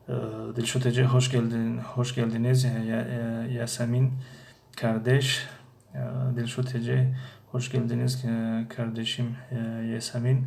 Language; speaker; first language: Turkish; non-native, fluent; Tajik